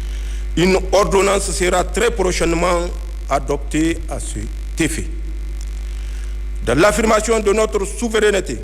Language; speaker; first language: French; non-native, local second language; Hausa